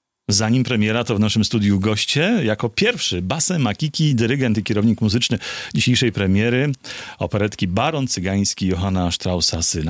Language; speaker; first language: Polish; native; Polish